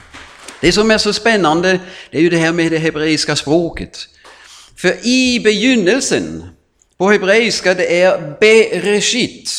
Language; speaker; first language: Swedish; non-native, fluent; German